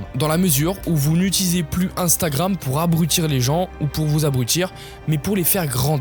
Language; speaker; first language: French; native; French